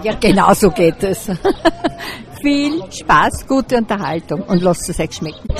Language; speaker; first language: German; native; German